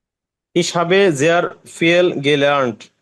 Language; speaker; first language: German; non-native, learner; Bangla